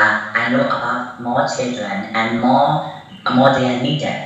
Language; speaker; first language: English; non-native, learner; Burmese